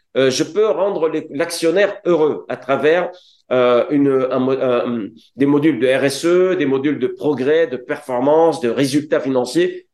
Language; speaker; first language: French; non-native, local second language; Arabic